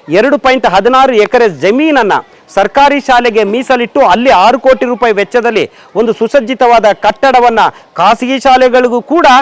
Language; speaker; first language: Kannada; non-native, local second language; Lambadi